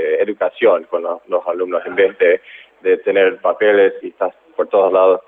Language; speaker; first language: Spanish; non-native, fluent; English